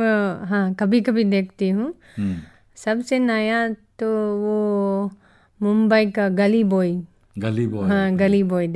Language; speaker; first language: Hindi; non-native, fluent; Japanese